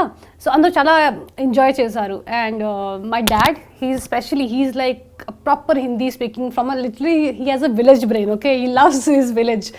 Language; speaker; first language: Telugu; non-native, learner; Hindi